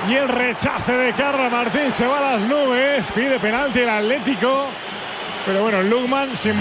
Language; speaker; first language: Spanish; native; Spanish